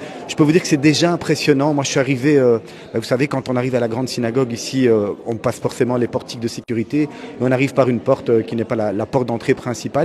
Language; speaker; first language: French; native; French